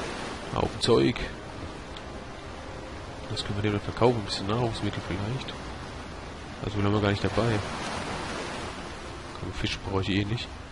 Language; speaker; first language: German; native; German